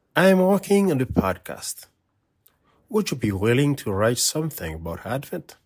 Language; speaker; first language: English; non-native, fluent; Haitian Creole